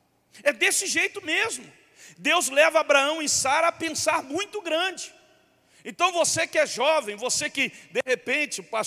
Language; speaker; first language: Portuguese; native; Portuguese